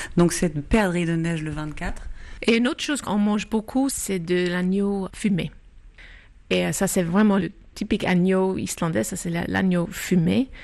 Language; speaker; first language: French; non-native, fluent; Icelandic